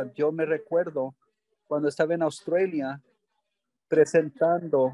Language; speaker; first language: Spanish; early bilingual, heritage; English